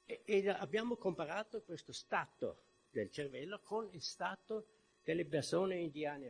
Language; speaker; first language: Italian; non-native, fluent; German